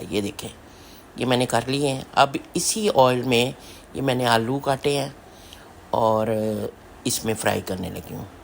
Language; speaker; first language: Urdu; non-native, local second language; Punjabi